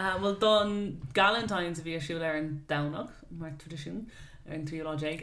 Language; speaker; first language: Irish; non-native, local second language; English